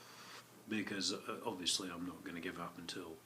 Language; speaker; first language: English; native; English